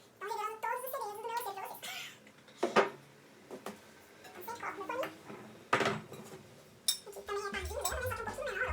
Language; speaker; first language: Portuguese; native; Portuguese